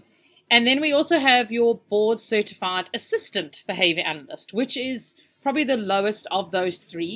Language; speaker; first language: English; native; English